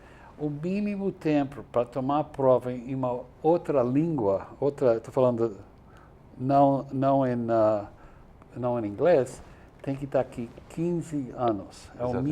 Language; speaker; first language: Portuguese; non-native, fluent; English